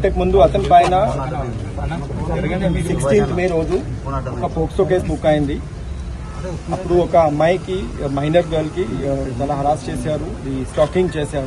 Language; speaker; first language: Telugu; non-native, local second language; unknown